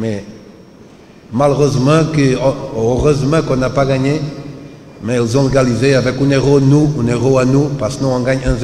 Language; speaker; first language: French; non-native, learner; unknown